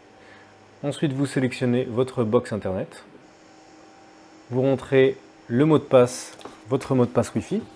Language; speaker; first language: French; native; French